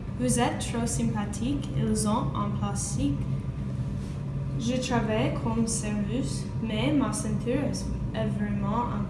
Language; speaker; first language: French; non-native, learner; English